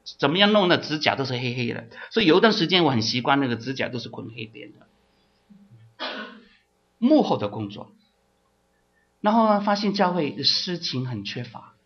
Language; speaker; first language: Chinese; non-native, local second language; Cantonese